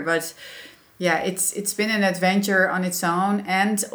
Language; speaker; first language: English; non-native, fluent; Dutch